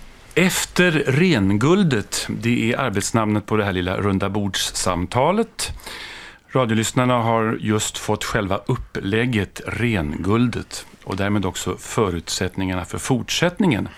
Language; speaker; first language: Swedish; native; Swedish